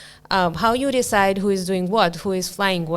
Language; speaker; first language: English; non-native, fluent; Ukrainian